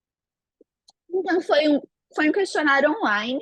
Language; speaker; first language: Portuguese; native; Portuguese